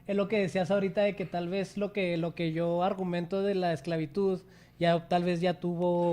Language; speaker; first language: Spanish; native; Spanish